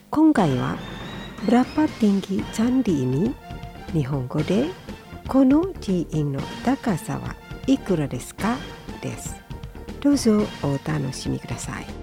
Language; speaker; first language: Japanese; non-native, fluent; Indonesian